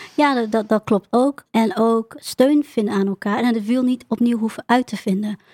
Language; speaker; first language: Dutch; early bilingual, other home language; Vietnamese